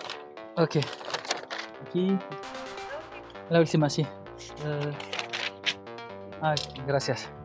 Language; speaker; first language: Spanish; non-native, learner; French